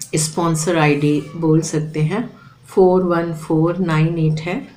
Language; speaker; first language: Hindi; native; Hindi